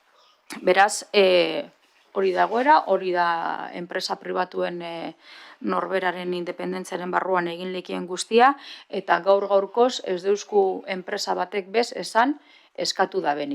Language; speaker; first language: Basque; native; Basque